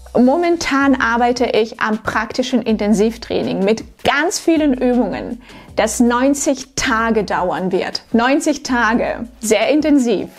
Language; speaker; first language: German; non-native, fluent; Russian